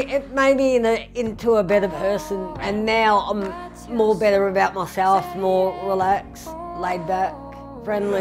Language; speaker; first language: English; native; English